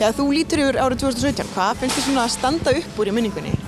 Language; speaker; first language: Icelandic; native; Icelandic